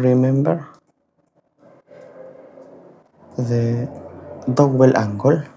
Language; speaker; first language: English; non-native, fluent; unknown